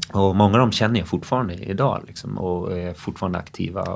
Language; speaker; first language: Swedish; early bilingual, other home language; English